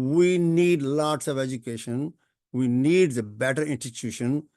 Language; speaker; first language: English; non-native, local second language; Punjabi